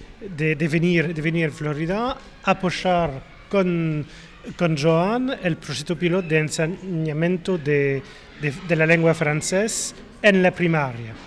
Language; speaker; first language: Spanish; non-native, learner; French